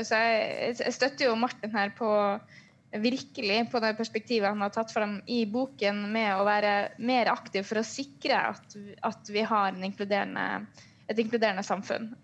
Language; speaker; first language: Norwegian; native; Norwegian